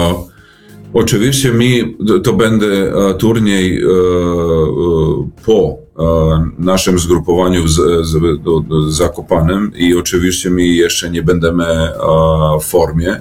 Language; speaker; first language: Polish; non-native, learner; Serbian